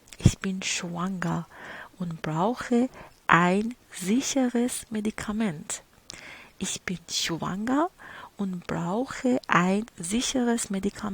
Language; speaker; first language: German; non-native, fluent; Persian